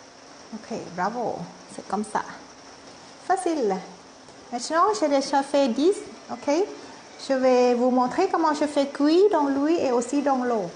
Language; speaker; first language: French; non-native, learner; Thai